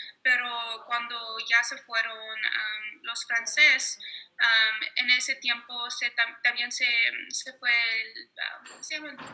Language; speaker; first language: Spanish; early bilingual, heritage; Spanish